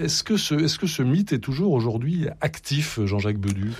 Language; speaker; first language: French; native; French